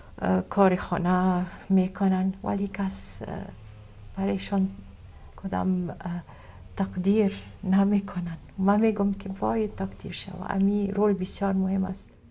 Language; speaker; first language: Persian; non-native, fluent; Arabic